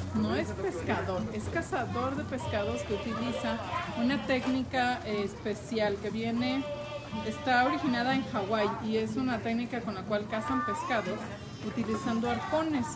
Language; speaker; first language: Spanish; native; Spanish